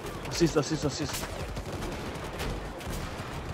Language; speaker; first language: English; non-native, learner; Turkish